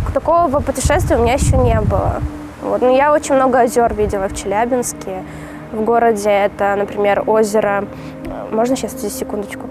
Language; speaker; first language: Russian; non-native, local second language; Uzbek